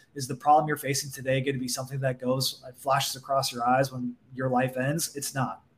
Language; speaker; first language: English; native; English